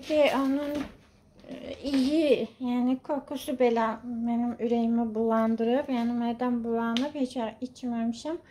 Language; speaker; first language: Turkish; non-native, learner; Azerbaijani